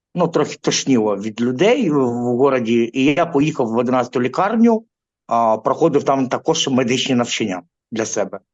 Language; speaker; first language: Ukrainian; non-native, local second language; Russian